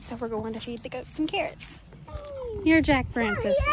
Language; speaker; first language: English; native; English